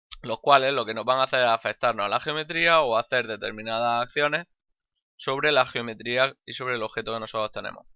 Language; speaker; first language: Spanish; native; Spanish